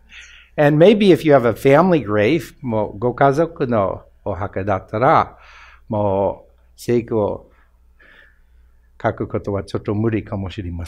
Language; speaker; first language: Japanese; non-native, fluent; English